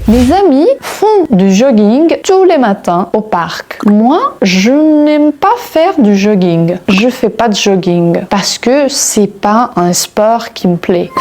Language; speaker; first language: French; non-native, fluent; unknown